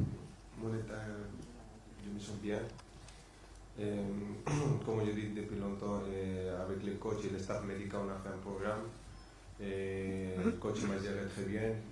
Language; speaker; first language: French; non-native, fluent; Spanish